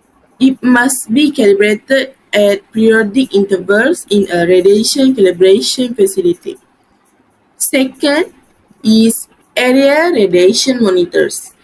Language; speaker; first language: English; non-native, learner; Malay